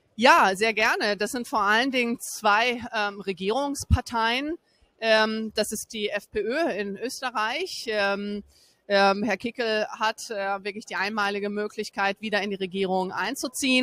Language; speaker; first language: German; native; German